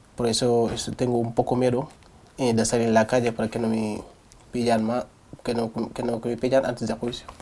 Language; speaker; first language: Spanish; non-native, learner; Wolof